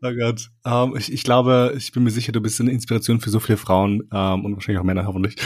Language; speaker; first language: German; early bilingual, other home language; Albanian